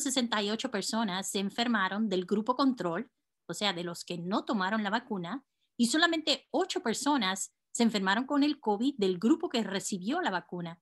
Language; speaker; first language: Spanish; native; Spanish